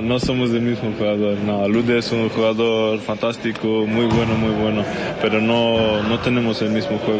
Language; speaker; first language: Spanish; non-native, fluent; Swedish